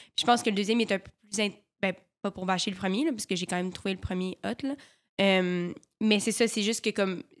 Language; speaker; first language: French; native; French